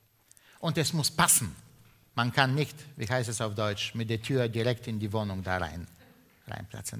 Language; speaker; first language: German; non-native, fluent; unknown